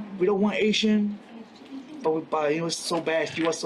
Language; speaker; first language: English; non-native, fluent; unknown